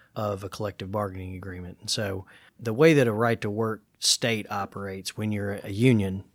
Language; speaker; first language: English; native; English